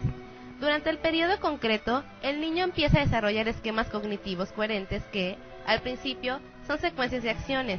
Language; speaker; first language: Spanish; native; Spanish